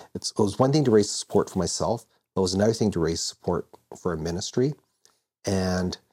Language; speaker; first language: English; native; English